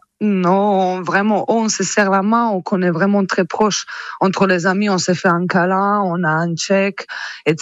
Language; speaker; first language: French; non-native, fluent; Croatian